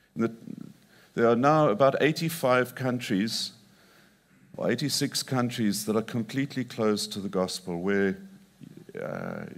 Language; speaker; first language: English; native; English